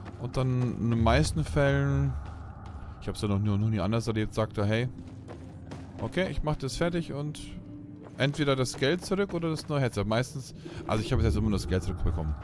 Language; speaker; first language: German; native; German